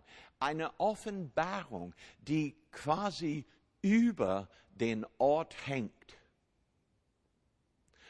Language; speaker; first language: German; non-native, fluent; English